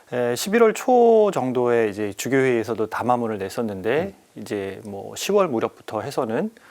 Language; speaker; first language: Korean; native; Korean